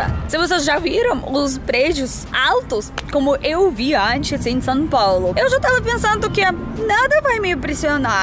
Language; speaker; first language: Portuguese; non-native, learner; Russian